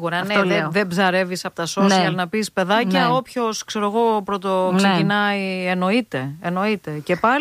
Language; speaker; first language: Greek; native; Greek